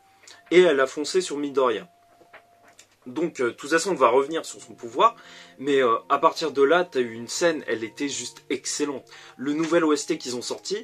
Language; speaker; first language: French; native; French